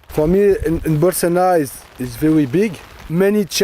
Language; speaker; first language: English; non-native, learner; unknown